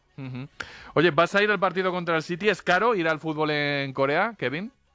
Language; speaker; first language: Spanish; native; Spanish